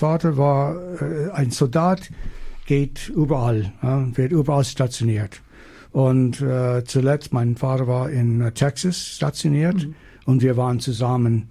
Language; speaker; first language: German; non-native, learner; English